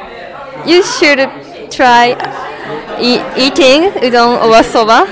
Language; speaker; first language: English; non-native, learner; Japanese